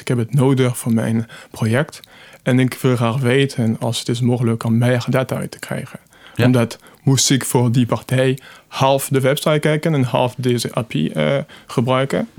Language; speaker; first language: Dutch; non-native, fluent; French